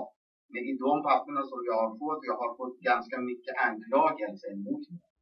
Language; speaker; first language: Swedish; non-native, local second language; Persian